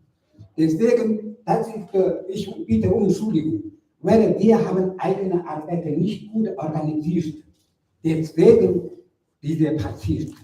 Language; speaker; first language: German; non-native, learner; Mongolian